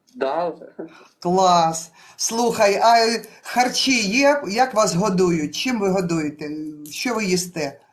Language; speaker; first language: Ukrainian; native; Ukrainian